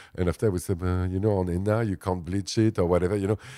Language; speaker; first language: English; non-native, fluent; French